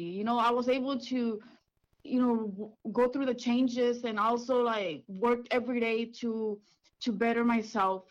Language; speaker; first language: English; early bilingual, other home language; Spanish